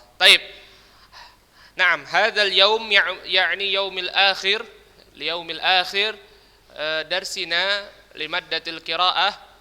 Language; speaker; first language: Arabic; non-native, learner; Indonesian